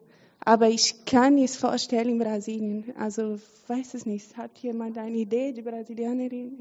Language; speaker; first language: German; non-native, fluent; Portuguese